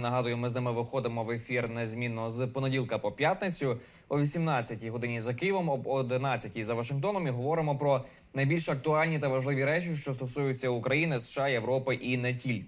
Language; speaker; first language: Ukrainian; native; Ukrainian